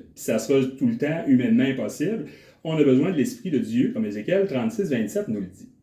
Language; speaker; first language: French; native; French